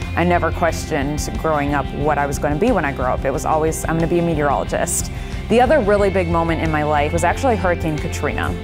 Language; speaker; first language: English; native; English